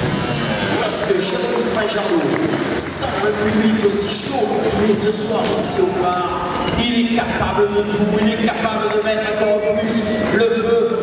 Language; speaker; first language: French; native; French